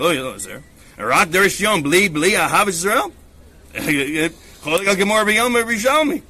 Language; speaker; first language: Hebrew; non-native, learner; English